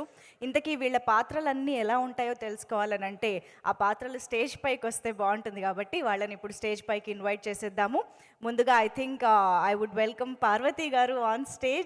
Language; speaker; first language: Telugu; native; Telugu